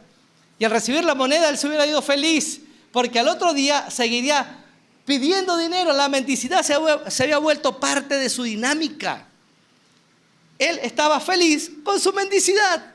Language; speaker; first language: Spanish; native; Spanish